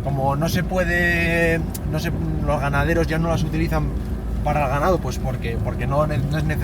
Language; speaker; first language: Spanish; native; Spanish